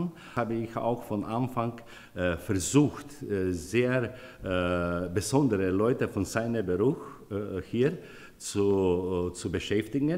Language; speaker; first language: German; non-native, learner; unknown